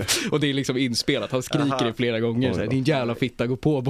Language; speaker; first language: Swedish; native; Swedish